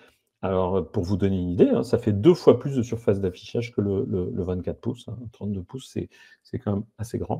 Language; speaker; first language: French; native; French